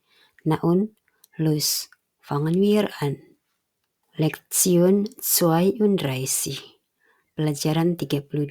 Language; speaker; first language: German; non-native, fluent; Indonesian